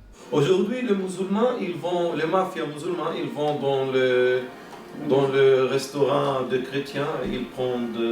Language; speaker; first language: French; non-native, learner; Arabic